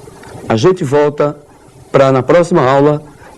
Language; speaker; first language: Portuguese; native; Portuguese